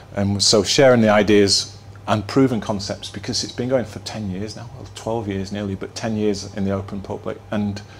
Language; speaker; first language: English; native; English